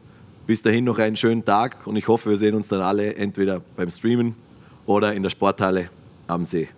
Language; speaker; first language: German; native; German